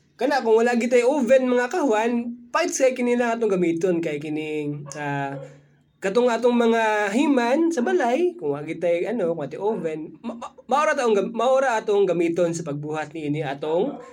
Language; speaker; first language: Cebuano; native; Cebuano